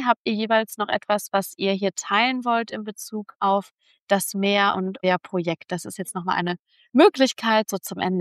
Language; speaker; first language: German; native; German